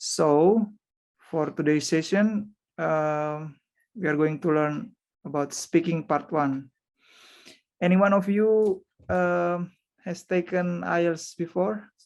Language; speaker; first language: English; non-native, fluent; Indonesian